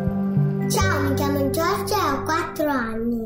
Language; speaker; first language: Italian; early bilingual, heritage; Italian